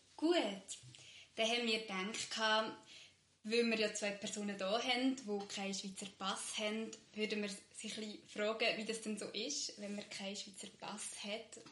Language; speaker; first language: German; native; German